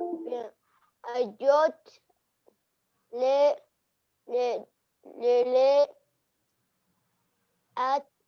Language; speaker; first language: French; non-native, learner; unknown